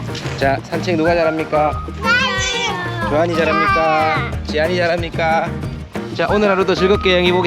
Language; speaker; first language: Korean; native; Korean